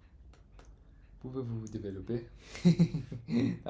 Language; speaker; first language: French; non-native, learner; English